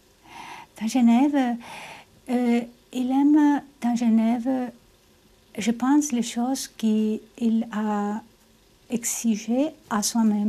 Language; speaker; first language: French; non-native, fluent; Spanish